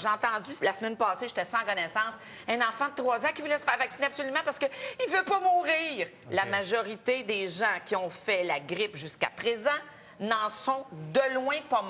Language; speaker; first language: French; native; French